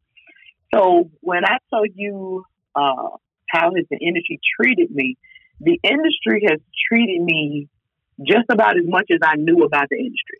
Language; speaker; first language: English; native; English